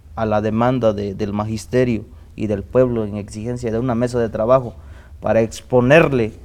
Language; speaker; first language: Spanish; non-native, local second language; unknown